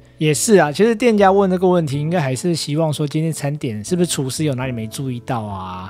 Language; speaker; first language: Chinese; native; Chinese